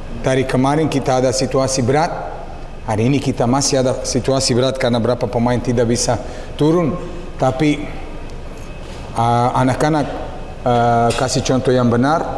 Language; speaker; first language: Indonesian; non-native, learner; Serbian